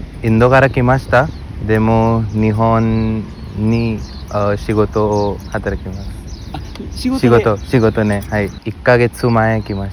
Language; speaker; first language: Japanese; non-native, learner; Hindi